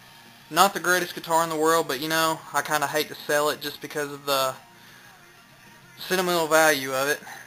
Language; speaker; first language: English; native; English